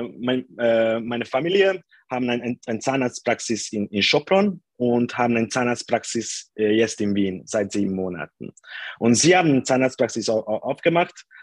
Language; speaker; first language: German; non-native, fluent; Hungarian